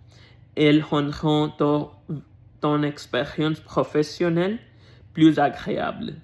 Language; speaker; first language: French; non-native, learner; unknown